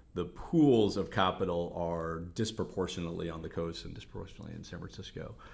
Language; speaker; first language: English; native; English